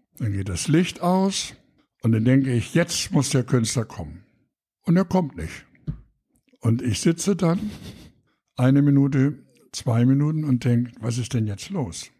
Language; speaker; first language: German; native; German